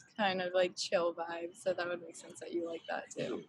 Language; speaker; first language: English; native; English